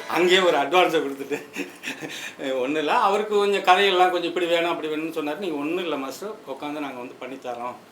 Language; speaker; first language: Tamil; native; Tamil